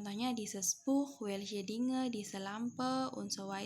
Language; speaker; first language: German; non-native, fluent; Indonesian